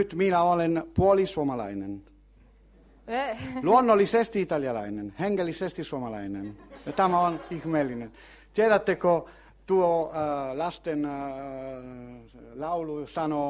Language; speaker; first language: Finnish; non-native, learner; Italian